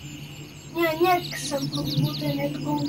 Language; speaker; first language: Polish; early bilingual, heritage; Polish